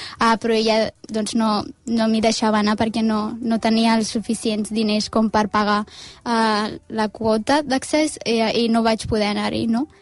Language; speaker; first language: Catalan; early bilingual, other home language; Amharic